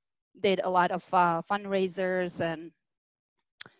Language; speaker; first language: English; non-native, fluent; Albanian